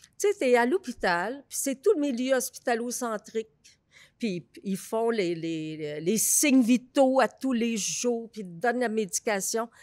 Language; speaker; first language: French; native; French